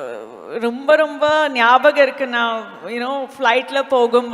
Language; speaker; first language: Tamil; non-native, fluent; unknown